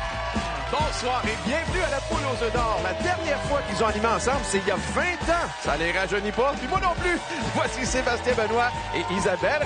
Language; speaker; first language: French; native; French